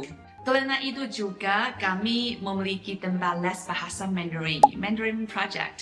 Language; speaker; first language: Indonesian; non-native, fluent; Chinese